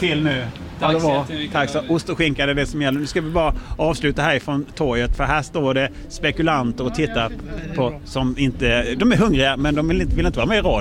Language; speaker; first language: Swedish; native; Swedish